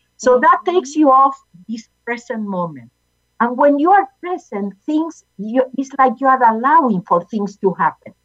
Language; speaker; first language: English; non-native, fluent; Spanish